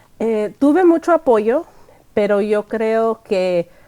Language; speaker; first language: Spanish; early bilingual, heritage; Spanish